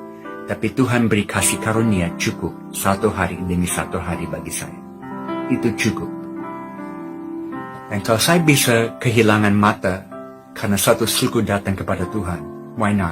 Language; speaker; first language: Indonesian; non-native, fluent; English